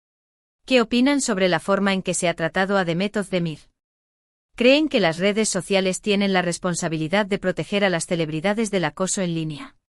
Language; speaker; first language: Spanish; native; Spanish